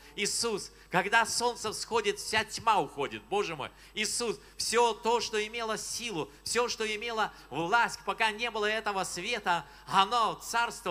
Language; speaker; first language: Russian; native; Russian